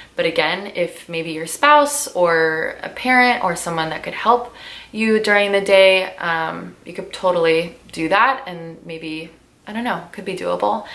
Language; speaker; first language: English; native; English